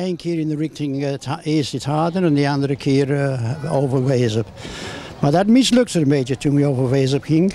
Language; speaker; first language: Dutch; non-native, fluent; English